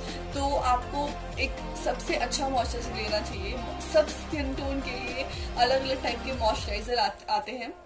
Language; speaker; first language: Hindi; native; Hindi